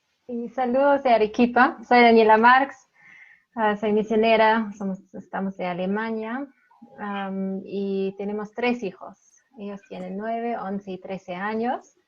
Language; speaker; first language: Spanish; non-native, fluent; German